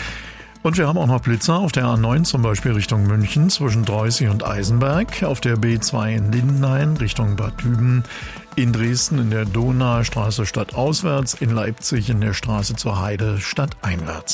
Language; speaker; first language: German; native; German